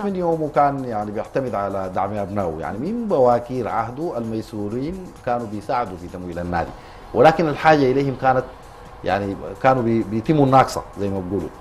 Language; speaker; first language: Arabic; native; Arabic